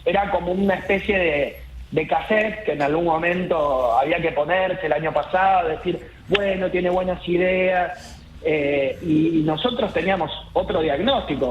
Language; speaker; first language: Spanish; native; Spanish